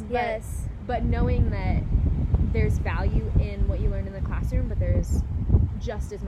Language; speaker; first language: English; native; English